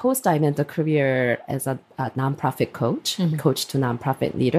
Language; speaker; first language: English; non-native, fluent; Korean